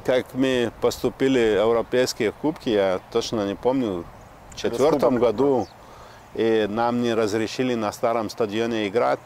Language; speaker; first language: Russian; non-native, fluent; Lithuanian